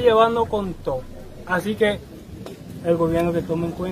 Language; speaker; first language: Spanish; non-native, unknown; Haitian Creole